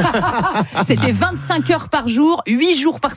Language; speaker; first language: French; native; French